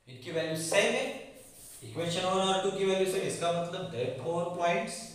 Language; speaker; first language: Hindi; non-native, local second language; Marathi